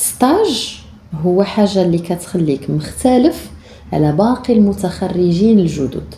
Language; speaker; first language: Arabic; native; Arabic